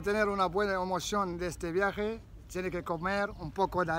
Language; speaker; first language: Spanish; non-native, learner; Arabic